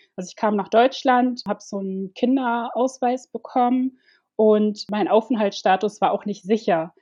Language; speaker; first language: German; early bilingual, other home language; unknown